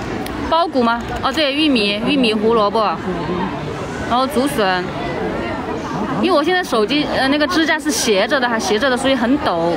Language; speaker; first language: Chinese; native; Chinese